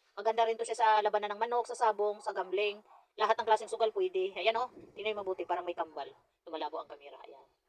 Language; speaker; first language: Filipino; non-native, local second language; Cebuano